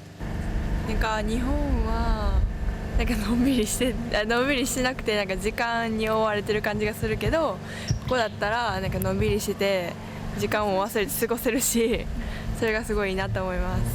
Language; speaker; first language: Japanese; early bilingual, heritage; Japanese